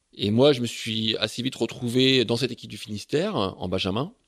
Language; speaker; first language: French; native; French